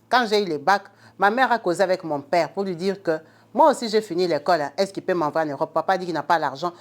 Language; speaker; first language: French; non-native, local second language; Lingala